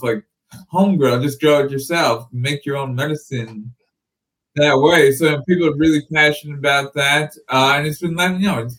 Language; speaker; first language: English; native; English